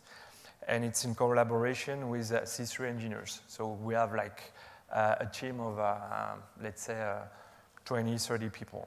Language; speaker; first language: English; non-native, fluent; French